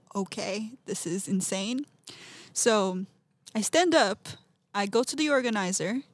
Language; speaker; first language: English; non-native, fluent; Portuguese